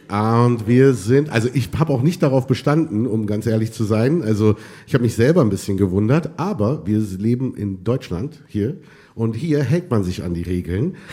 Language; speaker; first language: German; early bilingual, other home language; Arabic